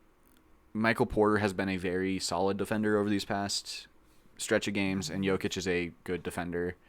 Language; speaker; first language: English; native; English